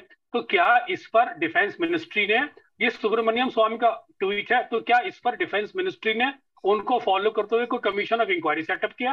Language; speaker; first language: Hindi; native; Hindi